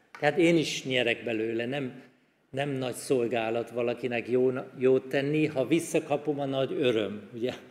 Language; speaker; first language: Hungarian; non-native, fluent; German